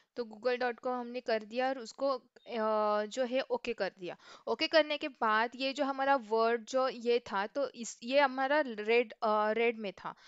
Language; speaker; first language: Hindi; non-native, local second language; Marathi